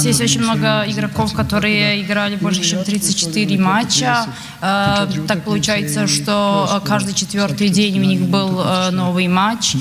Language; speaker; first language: Russian; non-native, fluent; Serbian